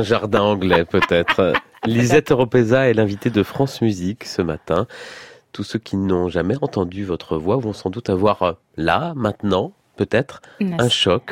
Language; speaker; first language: French; native; French